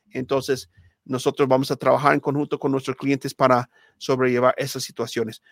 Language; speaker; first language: Spanish; non-native, fluent; English